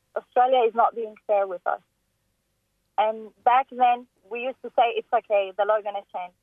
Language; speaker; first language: English; non-native, fluent; Persian